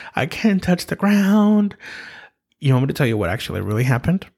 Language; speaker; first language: English; early bilingual, other home language; Spanish